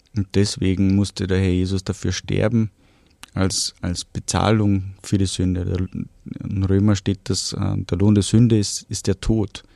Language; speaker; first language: German; early bilingual, other home language; Romanian